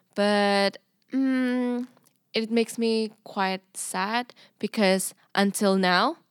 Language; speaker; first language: English; non-native, fluent; Indonesian